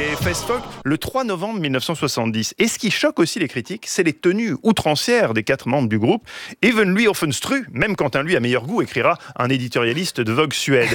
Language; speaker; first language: French; native; French